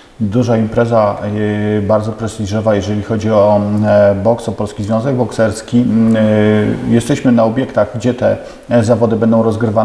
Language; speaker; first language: Polish; native; Polish